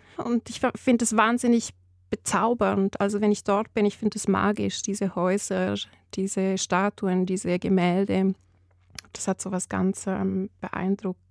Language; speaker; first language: German; early bilingual, other home language; Albanian